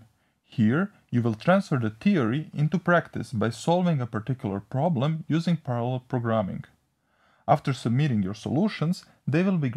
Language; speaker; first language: English; non-native, fluent; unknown